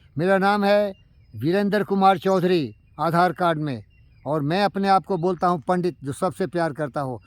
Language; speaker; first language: Hindi; native; Hindi